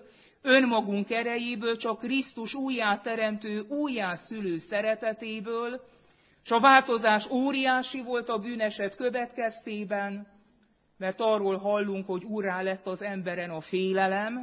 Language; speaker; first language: Hungarian; native; Hungarian